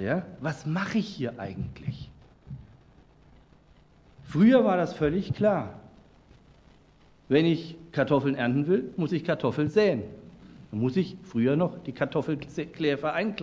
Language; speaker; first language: German; native; German